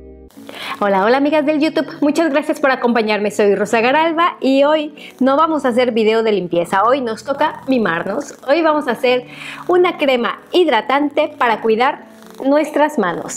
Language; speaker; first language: Spanish; native; Spanish